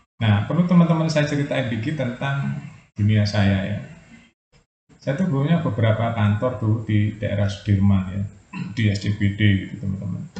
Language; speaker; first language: Indonesian; non-native, local second language; Javanese